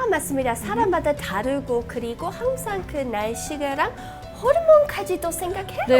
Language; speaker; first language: Korean; non-native, fluent; English